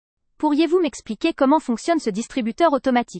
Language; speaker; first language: French; native; French